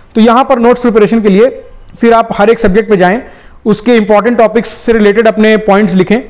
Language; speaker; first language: Hindi; native; Hindi